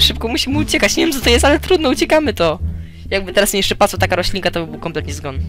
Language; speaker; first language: Polish; native; Polish